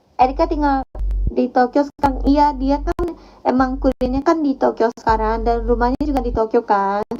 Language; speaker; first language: Indonesian; non-native, fluent; Japanese